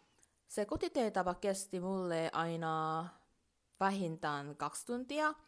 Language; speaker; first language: Finnish; non-native, learner; Korean